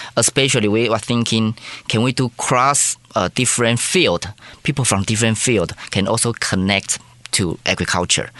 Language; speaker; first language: English; non-native, fluent; Chinese